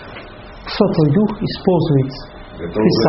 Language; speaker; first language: Russian; non-native, fluent; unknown